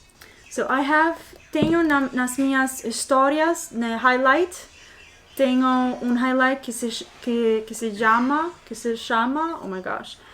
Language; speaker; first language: Portuguese; non-native, learner; English